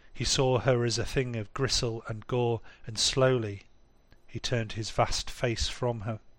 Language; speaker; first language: English; native; English